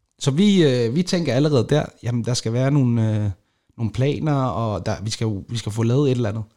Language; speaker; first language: Danish; early bilingual, other home language; Kurdish